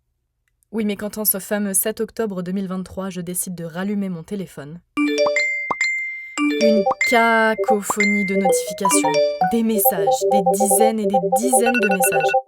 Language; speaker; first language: French; native; French